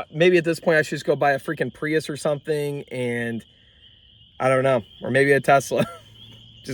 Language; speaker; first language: English; native; English